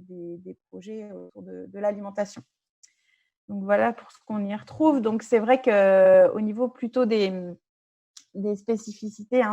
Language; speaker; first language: French; native; French